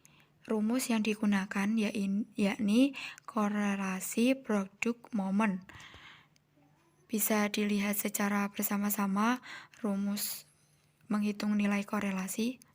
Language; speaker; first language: Indonesian; native; Indonesian